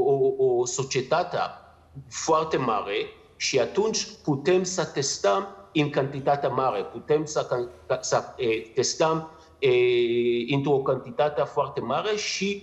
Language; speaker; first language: Romanian; non-native, learner; Hebrew